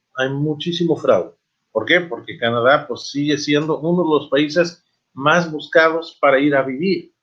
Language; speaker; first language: Spanish; non-native, fluent; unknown